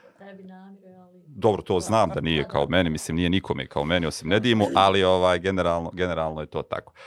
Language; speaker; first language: Bosnian; native; Bosnian